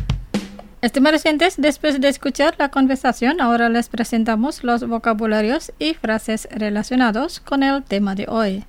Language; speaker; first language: Spanish; non-native, fluent; Indonesian